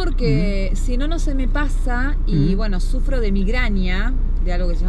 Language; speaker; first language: Spanish; native; Spanish